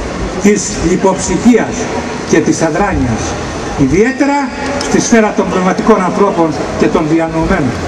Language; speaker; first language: Greek; native; Greek